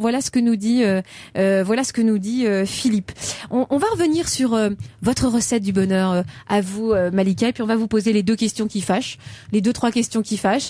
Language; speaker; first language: French; native; French